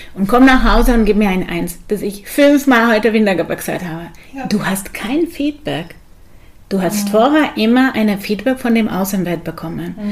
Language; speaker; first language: German; non-native, fluent; Hungarian